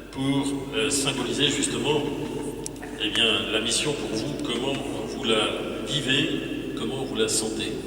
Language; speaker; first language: French; native; French